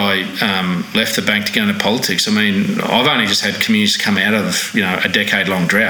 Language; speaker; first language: English; native; English